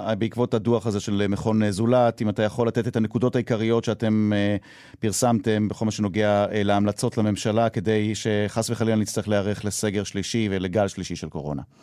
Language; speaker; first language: Hebrew; native; Hebrew